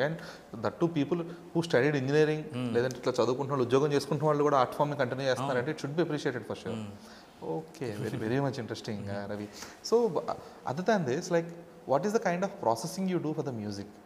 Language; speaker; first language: Telugu; native; Telugu